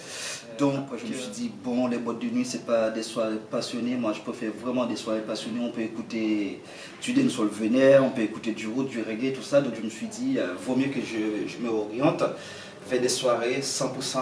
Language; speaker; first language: French; non-native, local second language; Haitian Creole